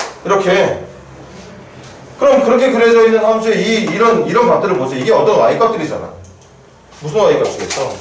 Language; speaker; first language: Korean; native; Korean